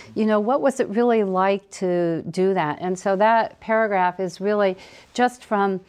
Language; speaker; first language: English; native; English